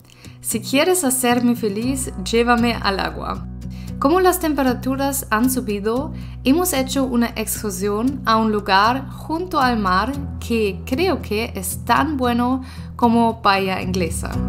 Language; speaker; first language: Spanish; non-native, learner; German